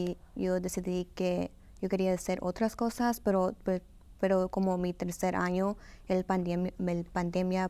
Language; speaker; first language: Spanish; early bilingual, heritage; Spanish